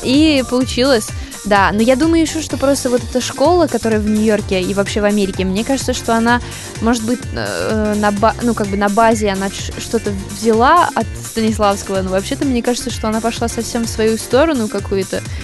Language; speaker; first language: Russian; non-native, fluent; English